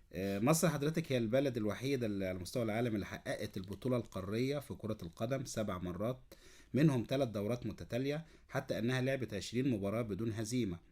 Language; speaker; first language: Arabic; native; Arabic